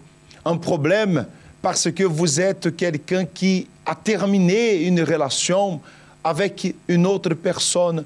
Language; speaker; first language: French; non-native, fluent; Portuguese